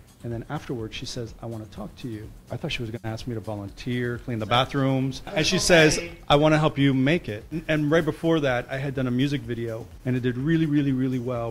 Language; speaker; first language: English; early bilingual, other home language; Spanish